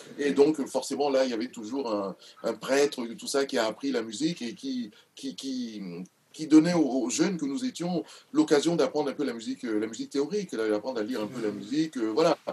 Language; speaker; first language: French; non-native, local second language; Duala